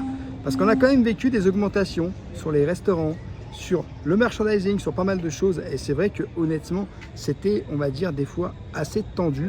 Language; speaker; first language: French; native; French